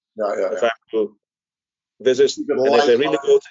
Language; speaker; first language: English; early bilingual, other home language; Dutch